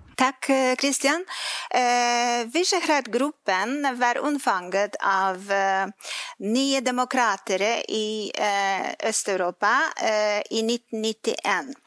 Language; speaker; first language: Norwegian; non-native, fluent; Polish